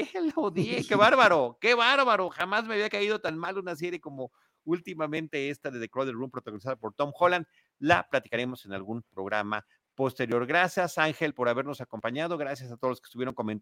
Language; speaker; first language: Spanish; native; Spanish